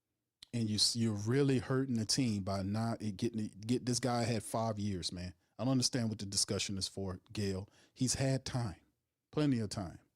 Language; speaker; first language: English; native; English